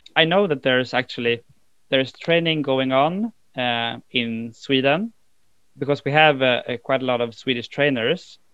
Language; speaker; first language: English; non-native, fluent; Swedish